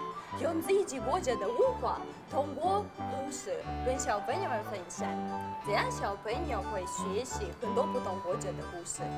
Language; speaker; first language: Chinese; non-native, fluent; Russian